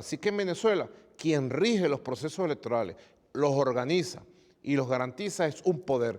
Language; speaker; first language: Spanish; native; Spanish